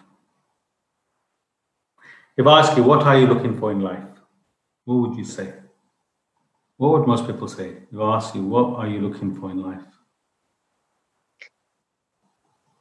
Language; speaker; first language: English; native; English